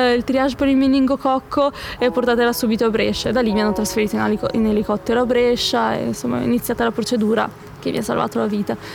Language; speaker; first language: Italian; native; Italian